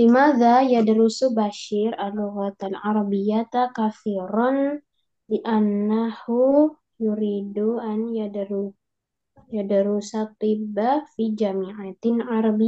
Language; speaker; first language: Arabic; non-native, learner; Indonesian